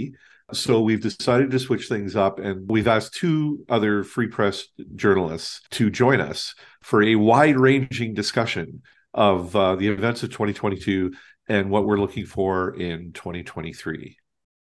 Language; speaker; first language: English; native; English